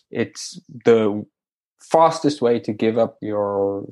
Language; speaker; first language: English; native; English